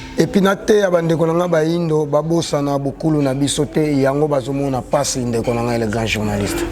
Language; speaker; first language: Lingala; non-native, local second language; Kongo